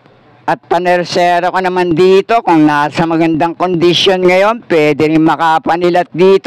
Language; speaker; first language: Filipino; native; Filipino